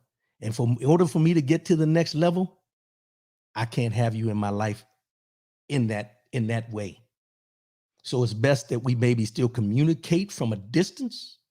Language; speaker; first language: English; native; English